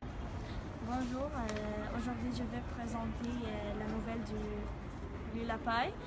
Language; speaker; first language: French; non-native, fluent; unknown